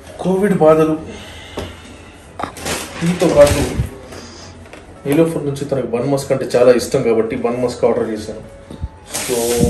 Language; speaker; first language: Telugu; native; Telugu